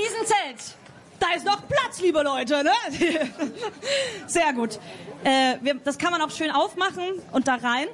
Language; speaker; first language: German; native; German